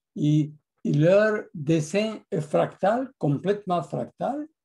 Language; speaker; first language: French; non-native, fluent; Spanish